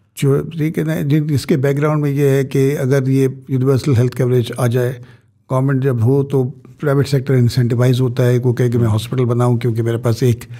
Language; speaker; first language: Urdu; native; Urdu